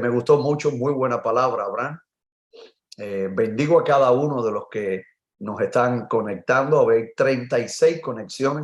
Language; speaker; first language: Spanish; native; Spanish